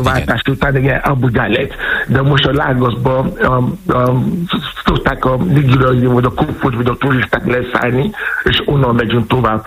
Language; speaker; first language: Hungarian; non-native, learner; Yoruba